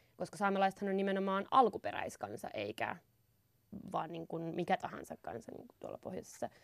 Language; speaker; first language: Finnish; native; Finnish